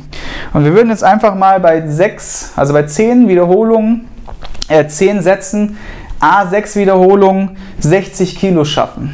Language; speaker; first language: German; native; German